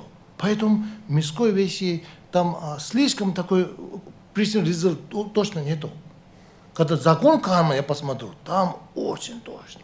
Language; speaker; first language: Russian; non-native, learner; Tibetan